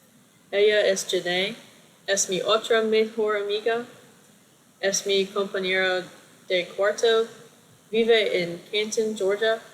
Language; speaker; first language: Spanish; non-native, learner; English